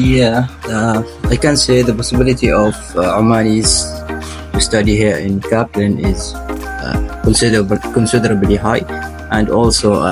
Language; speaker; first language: English; non-native, learner; Arabic